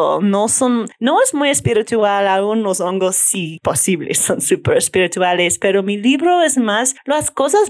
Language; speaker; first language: Spanish; non-native, learner; English